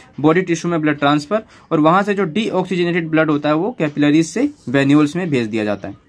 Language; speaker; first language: Hindi; native; Hindi